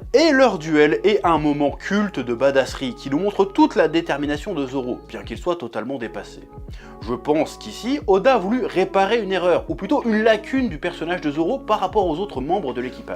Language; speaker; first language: French; native; French